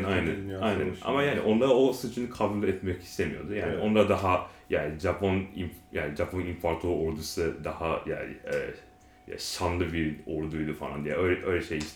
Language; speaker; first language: Turkish; non-native, learner; Japanese